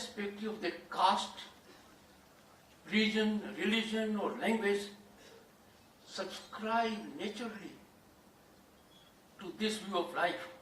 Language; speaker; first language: English; non-native, local second language; Hindi